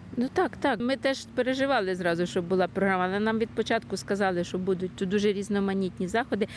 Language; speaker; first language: Ukrainian; native; Ukrainian